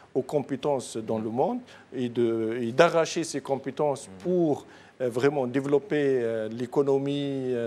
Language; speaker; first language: French; non-native, local second language; Arabic